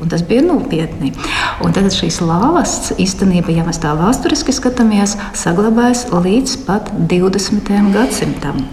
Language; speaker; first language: Latvian; non-native, local second language; Russian